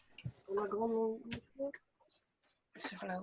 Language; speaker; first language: French; native; French